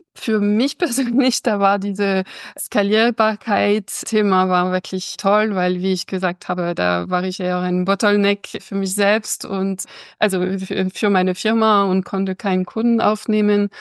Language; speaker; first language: German; non-native, fluent; French